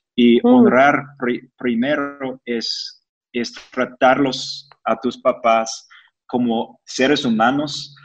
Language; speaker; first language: Spanish; non-native, fluent; English